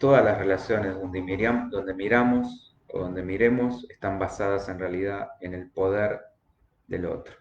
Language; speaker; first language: Spanish; native; Spanish